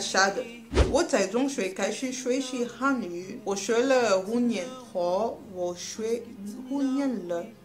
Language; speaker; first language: Chinese; non-native, learner; French